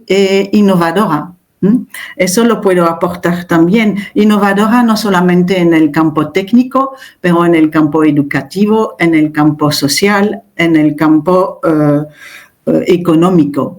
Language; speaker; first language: Spanish; non-native, fluent; French